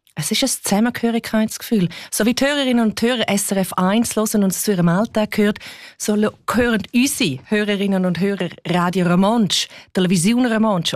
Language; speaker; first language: German; non-native, local second language; Romansh